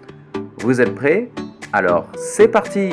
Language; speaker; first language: French; non-native, fluent; Portuguese